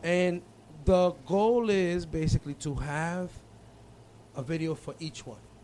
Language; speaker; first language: English; native; English